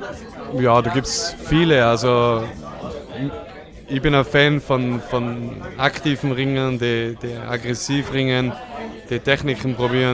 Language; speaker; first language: German; native; German